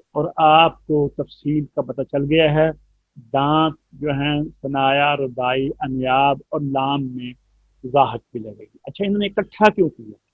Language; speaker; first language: Urdu; non-native, local second language; Punjabi